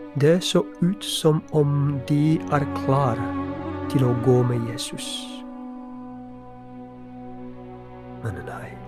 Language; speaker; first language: Norwegian; non-native, fluent; Polish